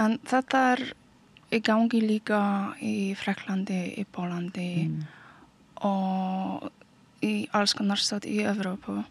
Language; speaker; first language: Icelandic; non-native, learner; Polish